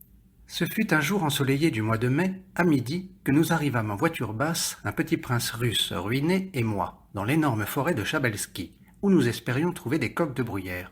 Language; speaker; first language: French; native; French